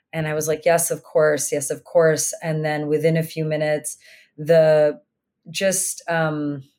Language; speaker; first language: English; native; English